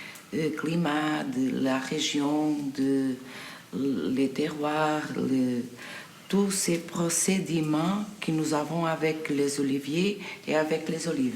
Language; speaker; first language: French; non-native, local second language; Portuguese